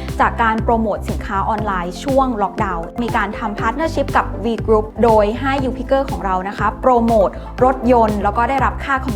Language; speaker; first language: Thai; native; Thai